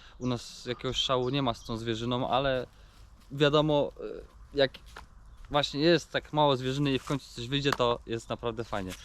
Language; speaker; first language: Polish; native; Polish